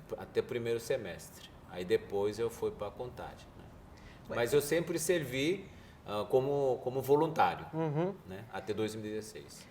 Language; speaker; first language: Portuguese; early bilingual, other home language; Korean